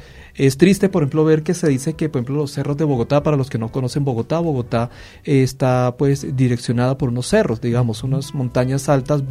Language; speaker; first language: Spanish; native; Spanish